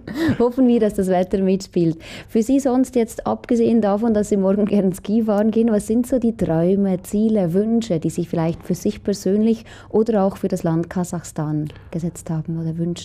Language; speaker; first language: German; native; German